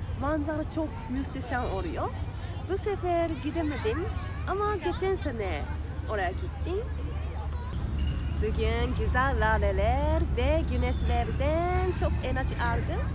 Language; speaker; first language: Turkish; non-native, learner; Japanese